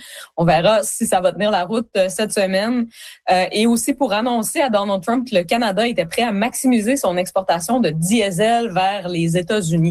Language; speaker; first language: French; native; French